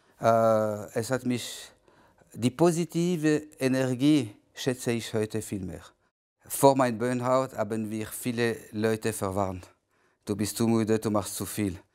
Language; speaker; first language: German; non-native, local second language; French